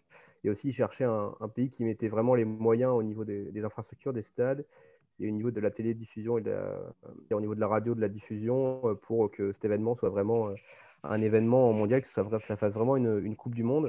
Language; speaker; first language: French; native; French